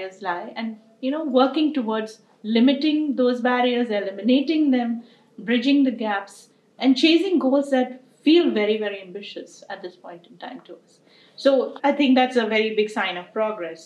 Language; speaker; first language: English; non-native, local second language; Hindi